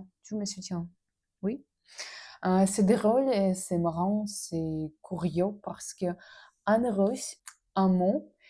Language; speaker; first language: French; non-native, learner; Russian